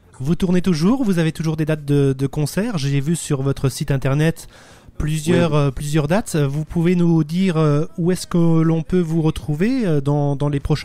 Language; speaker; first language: French; native; French